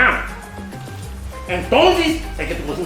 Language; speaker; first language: Spanish; native; Spanish